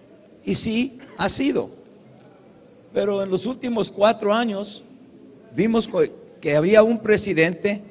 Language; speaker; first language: Spanish; early bilingual, heritage; English